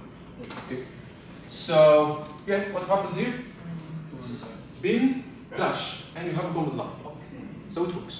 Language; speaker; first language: English; non-native, fluent; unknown